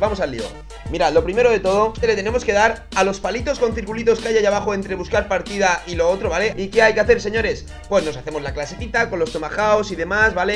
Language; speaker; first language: Spanish; native; Spanish